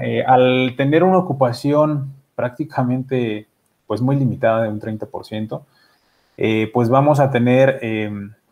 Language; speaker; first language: Spanish; native; Spanish